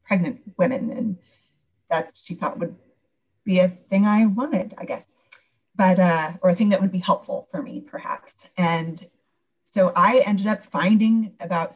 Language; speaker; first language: English; native; English